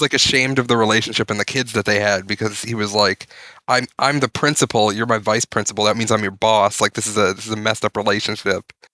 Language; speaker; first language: English; native; English